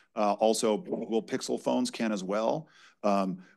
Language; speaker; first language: English; native; English